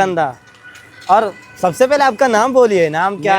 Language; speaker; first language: Hindi; non-native, local second language; Malayalam